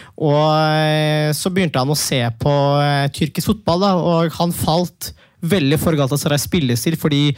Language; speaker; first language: Norwegian; early bilingual, other home language; Turkish